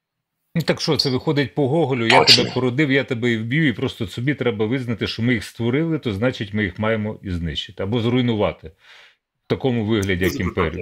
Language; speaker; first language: Ukrainian; native; Ukrainian